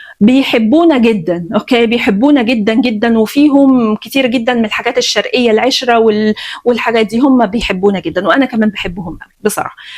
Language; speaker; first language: Egyptian Arabic; native; Egyptian Arabic